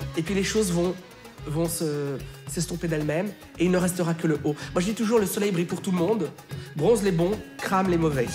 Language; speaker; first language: French; non-native, local second language; Arabic